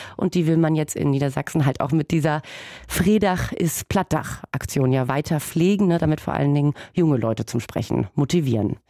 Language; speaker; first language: German; native; German